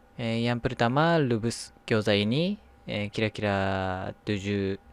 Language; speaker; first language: Indonesian; non-native, learner; Japanese